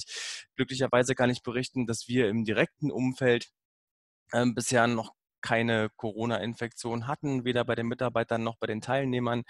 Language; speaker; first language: German; native; German